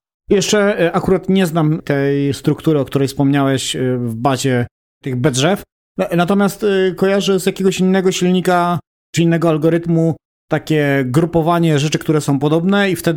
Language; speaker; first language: Polish; native; Polish